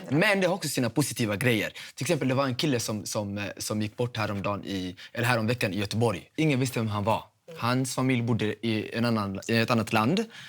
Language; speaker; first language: Swedish; early bilingual, other home language; Somali